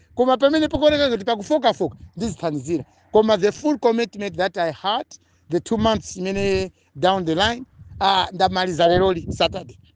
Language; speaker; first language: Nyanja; non-native, local second language; Tumbuka